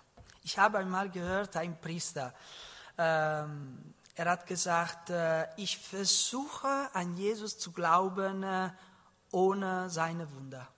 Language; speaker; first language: German; non-native, learner; Italian